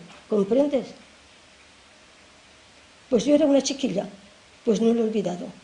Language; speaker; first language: Spanish; native; Spanish